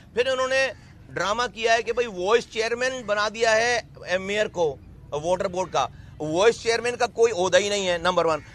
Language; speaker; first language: Urdu; native; Urdu